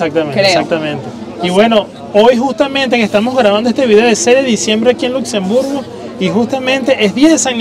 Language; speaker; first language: Spanish; native; Spanish